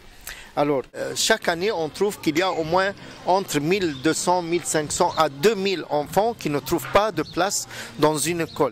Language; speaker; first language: French; non-native, fluent; Arabic